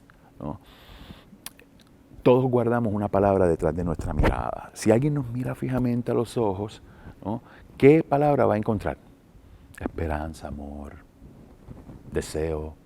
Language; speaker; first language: Spanish; native; Spanish